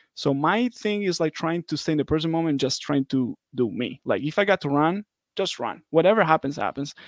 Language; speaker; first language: English; non-native, fluent; Italian